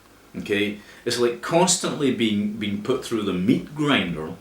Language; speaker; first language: English; native; English